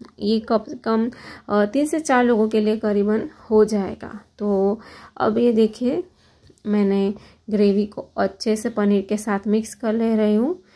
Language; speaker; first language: Hindi; non-native, local second language; Gujarati